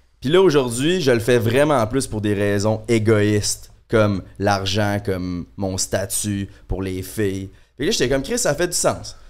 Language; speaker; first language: French; native; French